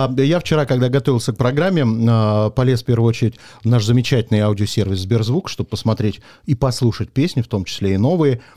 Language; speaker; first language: Russian; native; Russian